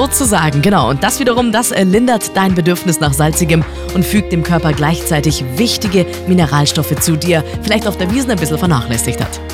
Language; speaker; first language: German; native; German